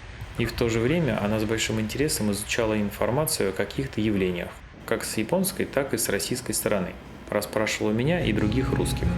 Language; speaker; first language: Russian; native; Russian